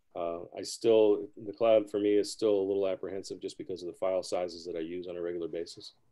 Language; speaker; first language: English; early bilingual, other home language; Spanish